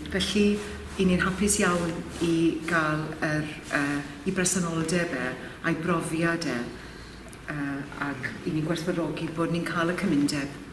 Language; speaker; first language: Welsh; native; Welsh